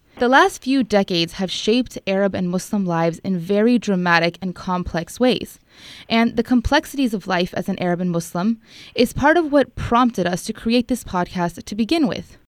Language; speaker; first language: English; native; English